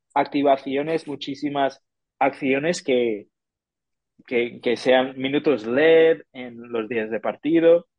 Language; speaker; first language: Spanish; non-native, fluent; English